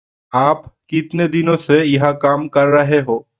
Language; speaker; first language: Hindi; non-native, local second language; Bangla